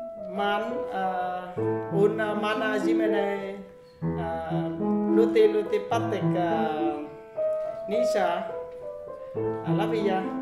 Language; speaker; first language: Latvian; non-native, learner; Vietnamese